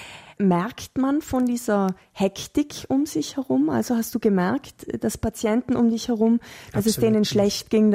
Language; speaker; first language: German; native; German